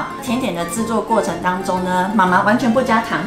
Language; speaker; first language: Chinese; native; Chinese